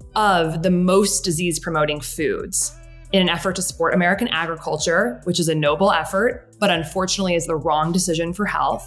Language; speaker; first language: English; native; English